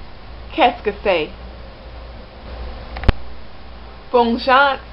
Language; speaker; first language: French; non-native, learner; English